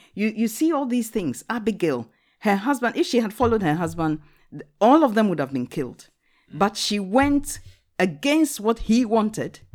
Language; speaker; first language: English; non-native, local second language; Akan